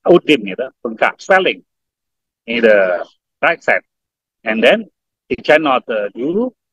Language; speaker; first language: English; non-native, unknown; Indonesian